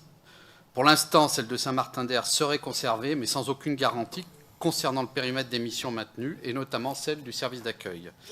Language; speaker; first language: French; native; French